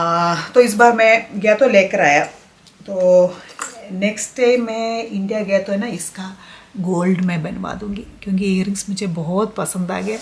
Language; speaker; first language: Hindi; non-native, local second language; Malayalam